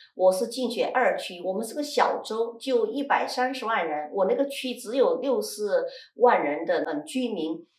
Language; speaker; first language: Chinese; native; Chinese